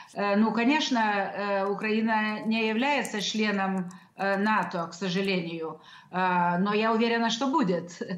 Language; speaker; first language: Russian; non-native, local second language; Lithuanian